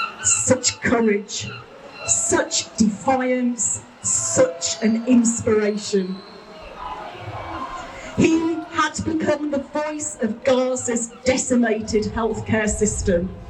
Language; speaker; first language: English; native; English